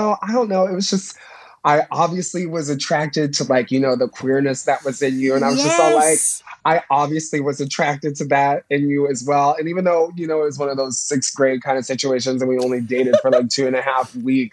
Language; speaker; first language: English; native; English